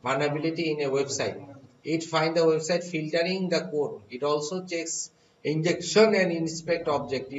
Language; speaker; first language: English; non-native, local second language; Bangla